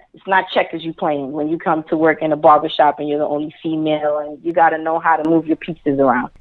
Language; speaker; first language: English; early bilingual, other home language; Spanish